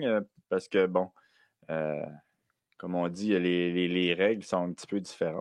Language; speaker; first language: French; native; French